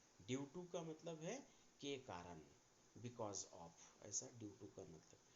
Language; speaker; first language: Hindi; non-native, local second language; Marathi